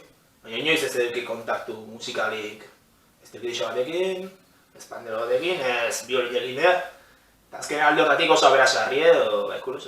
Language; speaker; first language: Basque; native; Basque